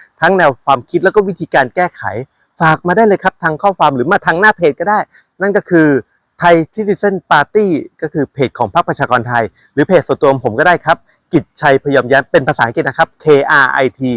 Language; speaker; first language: Thai; native; Thai